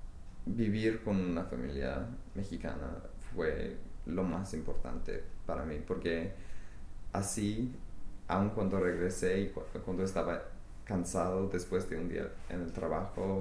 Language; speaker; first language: Spanish; non-native, fluent; English